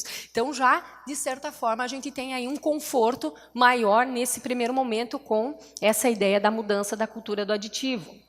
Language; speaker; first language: Portuguese; native; Portuguese